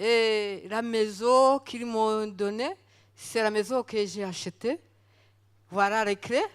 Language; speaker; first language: French; non-native, local second language; Kinyarwanda